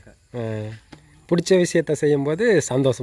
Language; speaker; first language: Tamil; native; Tamil